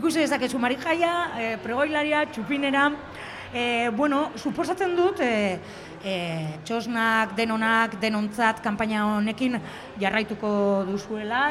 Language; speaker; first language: Basque; native; Basque